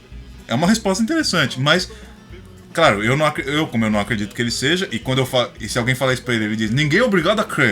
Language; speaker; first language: Portuguese; native; Portuguese